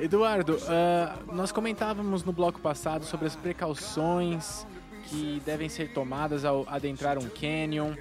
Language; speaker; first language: Portuguese; native; Portuguese